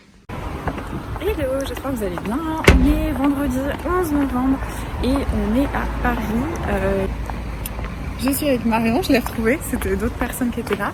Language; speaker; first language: French; native; French